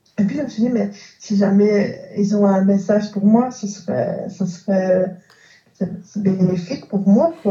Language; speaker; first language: French; native; French